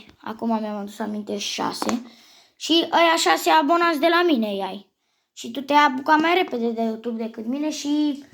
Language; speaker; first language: Romanian; native; Romanian